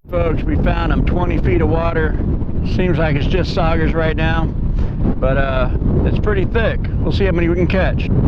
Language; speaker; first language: English; native; English